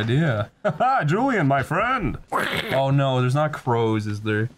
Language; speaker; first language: English; native; English